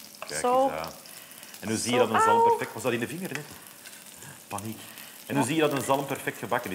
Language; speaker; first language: Dutch; native; Dutch